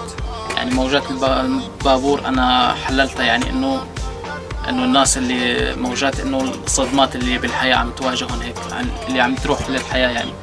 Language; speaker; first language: Arabic; native; Arabic